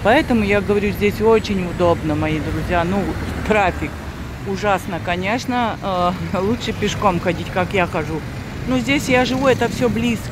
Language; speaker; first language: Russian; native; Russian